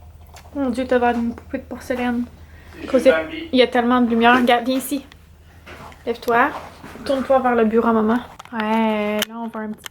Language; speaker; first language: French; native; French